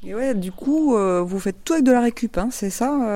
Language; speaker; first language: French; native; French